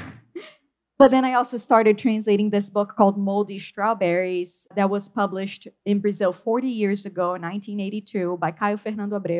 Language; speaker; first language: English; non-native, fluent; Portuguese